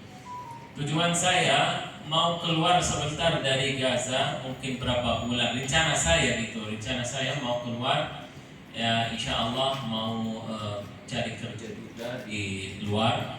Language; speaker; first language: Indonesian; non-native, fluent; Arabic